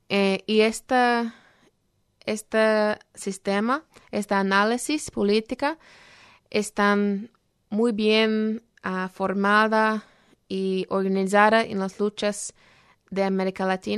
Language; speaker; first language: Spanish; non-native, fluent; English